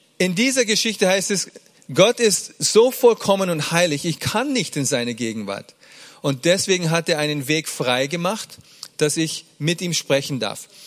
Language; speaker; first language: German; early bilingual, other home language; English